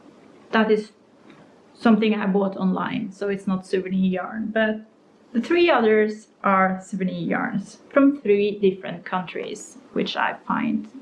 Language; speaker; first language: English; non-native, fluent; Norwegian